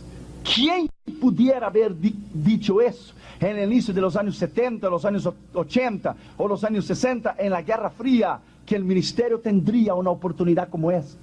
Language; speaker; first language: Spanish; non-native, fluent; Portuguese